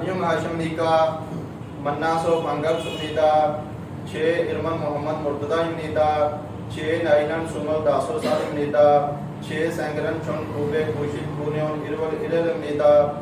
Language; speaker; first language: Korean; non-native, learner; Urdu